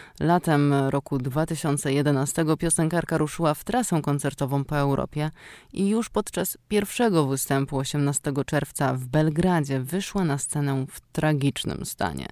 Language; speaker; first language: Polish; native; Polish